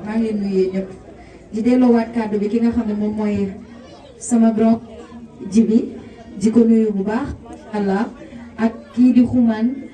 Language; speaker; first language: Wolof; native; Wolof